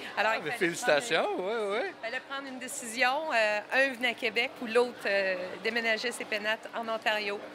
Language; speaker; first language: French; native; French